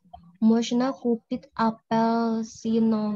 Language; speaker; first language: Russian; non-native, learner; Indonesian